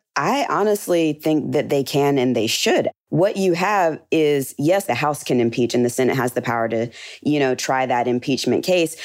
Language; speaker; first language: English; native; English